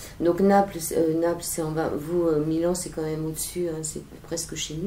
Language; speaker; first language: French; native; French